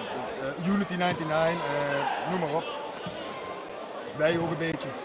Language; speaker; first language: Dutch; native; Dutch